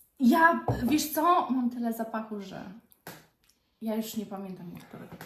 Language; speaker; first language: Polish; native; Polish